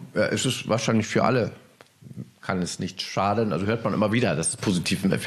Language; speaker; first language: German; native; German